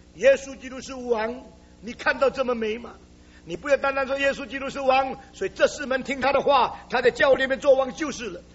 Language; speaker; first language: Chinese; native; Chinese